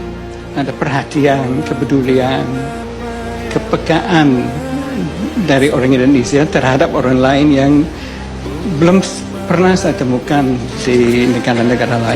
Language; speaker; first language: Indonesian; non-native, fluent; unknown